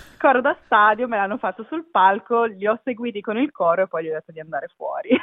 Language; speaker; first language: Italian; native; Italian